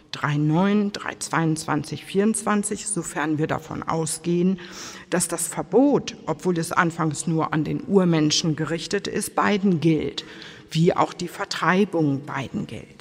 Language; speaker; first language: German; native; German